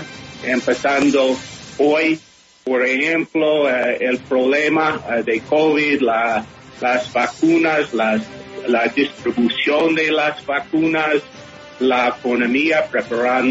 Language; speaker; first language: Spanish; non-native, fluent; English